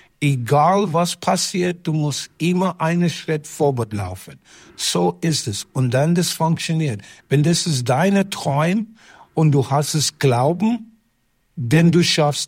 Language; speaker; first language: German; non-native, learner; English